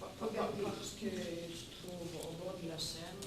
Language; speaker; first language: French; non-native, learner; Russian